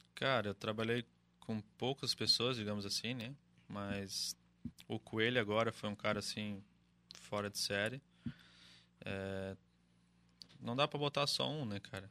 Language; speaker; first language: Portuguese; native; Portuguese